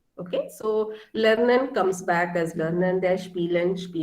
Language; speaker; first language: German; non-native, fluent; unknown